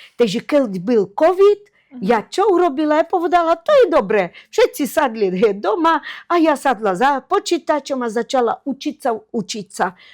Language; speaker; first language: Slovak; non-native, fluent; Russian